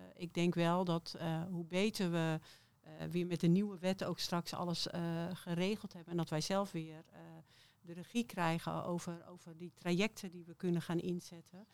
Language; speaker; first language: Dutch; native; Dutch